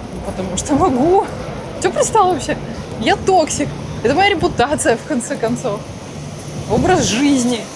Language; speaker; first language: Russian; native; Russian